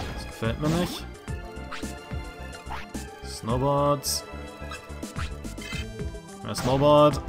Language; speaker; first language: German; native; German